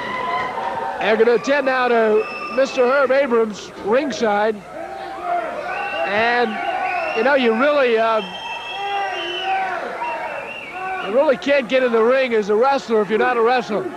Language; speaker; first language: English; native; English